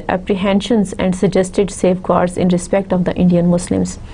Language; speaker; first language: English; non-native, local second language; Urdu